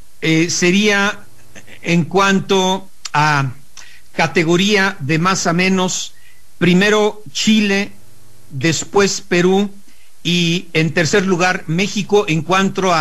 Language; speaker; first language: Spanish; native; Spanish